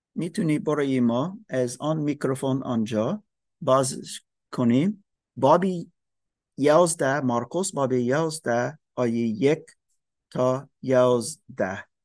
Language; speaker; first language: Persian; non-native, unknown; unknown